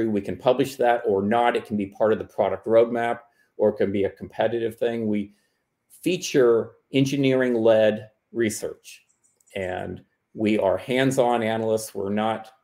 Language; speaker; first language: English; native; English